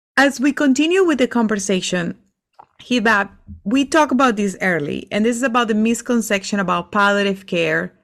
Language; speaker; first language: English; non-native, fluent; Spanish